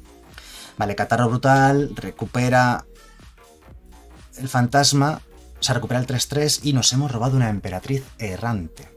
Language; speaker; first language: Spanish; native; Spanish